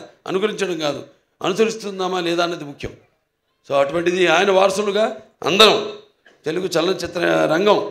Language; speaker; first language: Telugu; native; Telugu